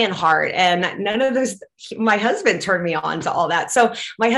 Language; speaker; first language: English; non-native, fluent; Latvian